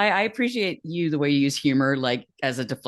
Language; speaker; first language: English; native; English